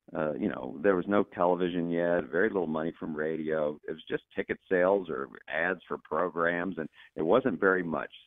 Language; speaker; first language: English; native; English